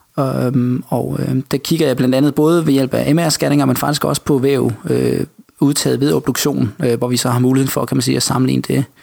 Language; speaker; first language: Danish; native; Danish